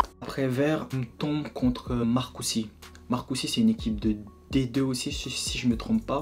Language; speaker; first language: French; native; French